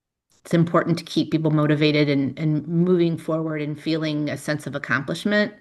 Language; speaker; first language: English; native; English